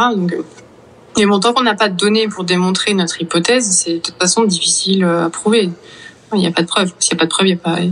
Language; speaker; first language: French; native; French